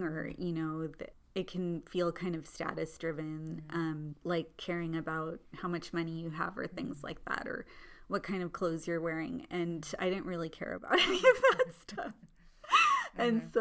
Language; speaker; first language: English; native; English